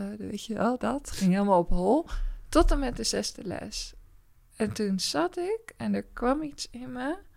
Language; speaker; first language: Dutch; native; Dutch